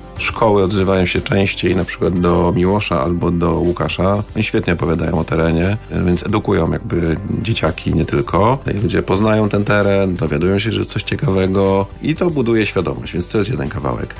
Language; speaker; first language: Polish; native; Polish